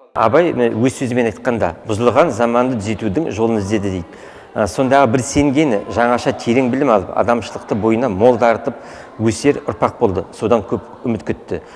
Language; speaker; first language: Kazakh; non-native, local second language; Russian